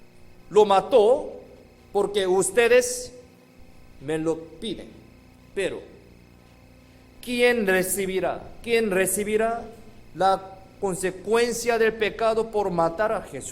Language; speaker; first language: Spanish; non-native, fluent; Korean